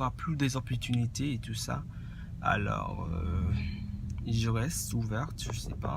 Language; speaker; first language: French; non-native, fluent; English